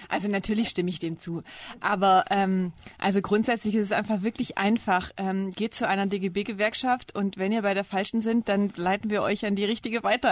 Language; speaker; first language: German; native; German